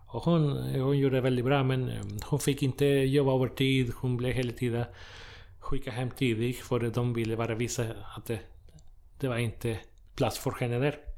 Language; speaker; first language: Swedish; non-native, fluent; Spanish